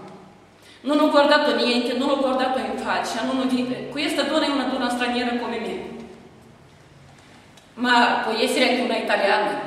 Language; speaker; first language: Italian; non-native, fluent; Romanian